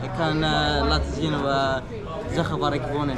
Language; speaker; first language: Dutch; non-native, learner; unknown